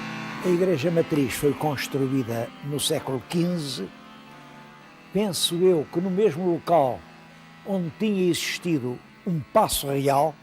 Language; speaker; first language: Portuguese; native; Portuguese